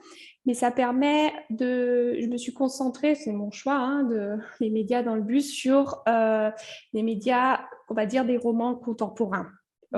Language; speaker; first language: French; native; French